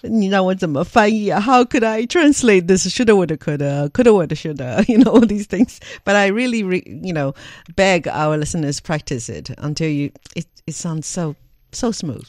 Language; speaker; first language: English; non-native, fluent; Chinese